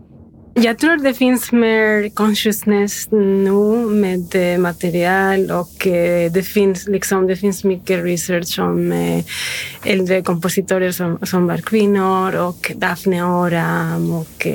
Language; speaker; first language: Swedish; non-native, fluent; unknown